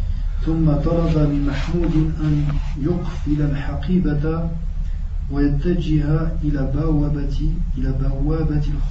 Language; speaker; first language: Arabic; non-native, learner; French